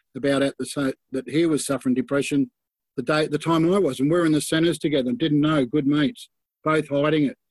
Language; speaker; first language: English; native; English